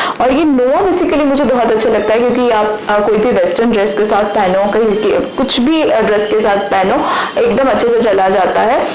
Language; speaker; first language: Hindi; non-native, local second language; Bangla